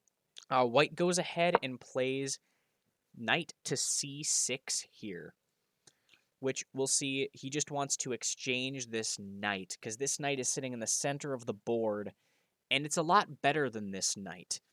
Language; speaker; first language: English; native; English